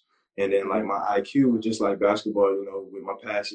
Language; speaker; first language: English; native; English